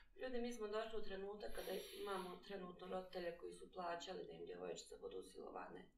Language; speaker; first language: Bosnian; native; Bosnian